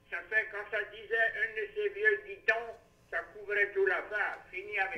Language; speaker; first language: French; native; French